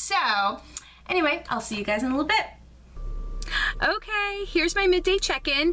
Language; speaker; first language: English; native; English